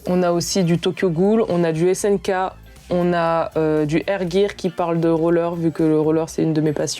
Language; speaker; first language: French; native; French